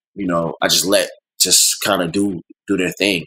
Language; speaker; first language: English; native; English